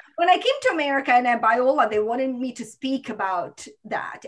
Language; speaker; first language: English; non-native, fluent; Croatian